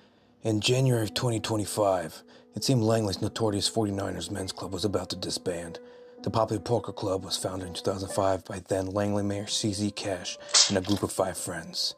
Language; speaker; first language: English; native; English